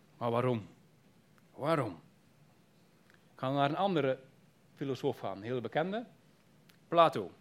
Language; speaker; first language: Dutch; native; Dutch